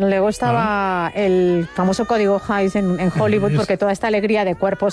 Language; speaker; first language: Spanish; native; Spanish